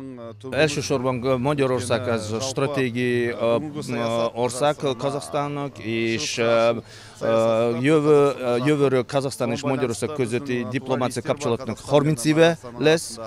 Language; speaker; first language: Hungarian; non-native, learner; Kazakh